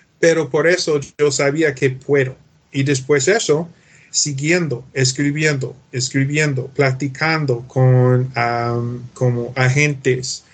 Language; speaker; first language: Spanish; non-native, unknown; English